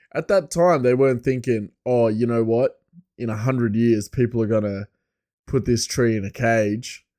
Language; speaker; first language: English; native; English